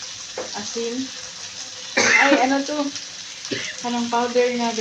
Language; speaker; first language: Filipino; non-native, local second language; Cebuano